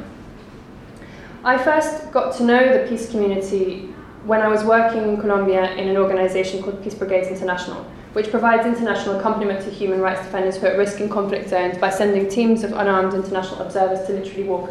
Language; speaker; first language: English; native; English